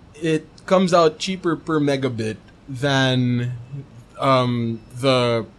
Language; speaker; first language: English; non-native, local second language; Cebuano